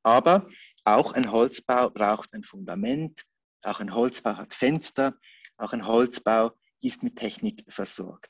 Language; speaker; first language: German; native; German